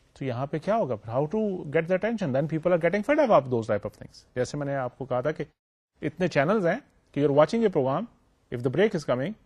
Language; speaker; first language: Urdu; native; Urdu